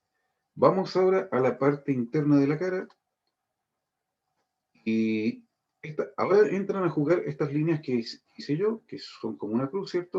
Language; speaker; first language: Spanish; native; Spanish